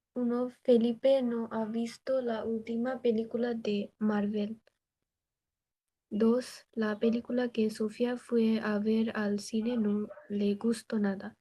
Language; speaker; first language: Spanish; non-native, learner; Bangla